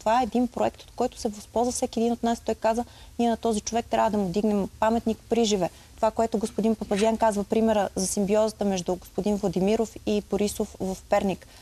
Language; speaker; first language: Bulgarian; native; Bulgarian